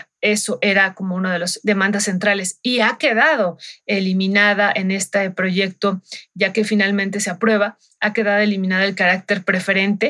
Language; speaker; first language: Spanish; native; Spanish